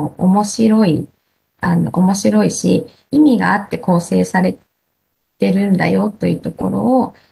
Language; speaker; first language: Japanese; native; Japanese